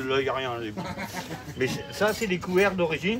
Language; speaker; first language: French; native; French